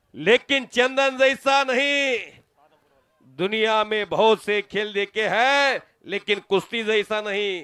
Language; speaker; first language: Hindi; non-native, local second language; Marathi